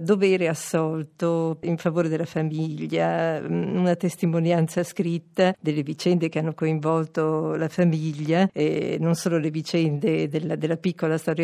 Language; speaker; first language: Italian; native; Italian